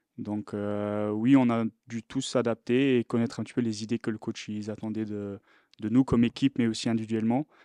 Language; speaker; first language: French; non-native, local second language; Luxembourgish